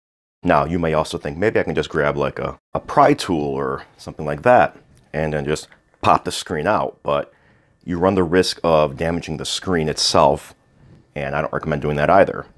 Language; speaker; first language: English; native; English